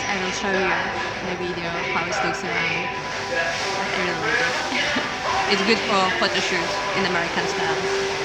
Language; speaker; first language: English; non-native, learner; Russian